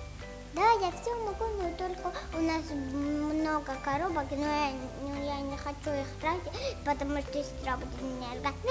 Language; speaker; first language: Russian; non-native, learner; Tajik